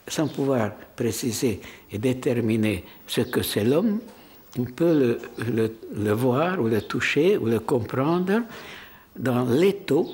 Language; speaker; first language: French; non-native, fluent; Hungarian